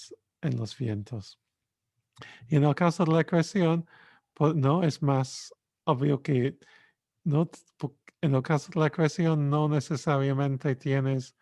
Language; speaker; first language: Spanish; non-native, fluent; English